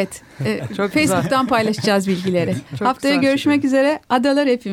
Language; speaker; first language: Turkish; native; Turkish